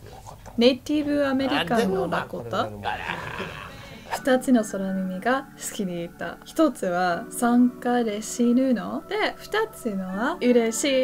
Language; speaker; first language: Japanese; non-native, learner; English